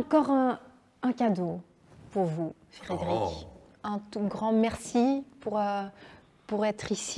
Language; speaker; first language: French; non-native, local second language; Dutch